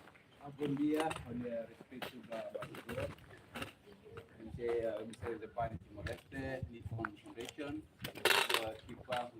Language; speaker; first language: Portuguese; non-native, local second language; Tetum